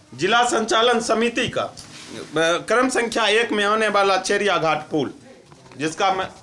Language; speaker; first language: Hindi; native; Hindi